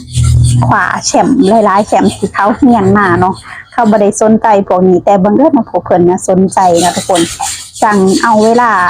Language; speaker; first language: Thai; non-native, local second language; Northeastern Thai